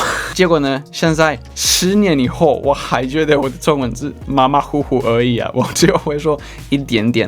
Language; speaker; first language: Chinese; non-native, fluent; Swedish